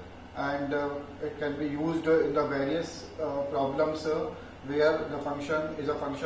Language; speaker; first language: English; non-native, local second language; Hindi